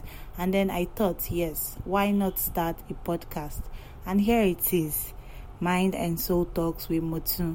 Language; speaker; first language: English; non-native, local second language; Yoruba